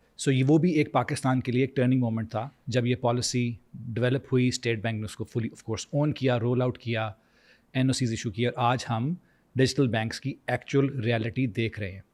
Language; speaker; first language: Urdu; native; Urdu